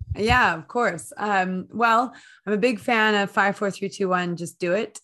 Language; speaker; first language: English; native; English